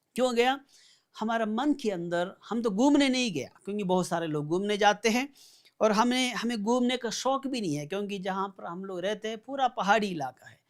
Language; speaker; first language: Hindi; non-native, local second language; Malayalam